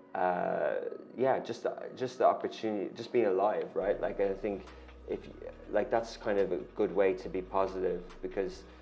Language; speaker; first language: English; native; English